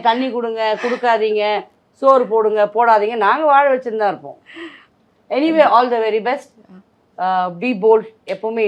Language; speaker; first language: Tamil; native; Tamil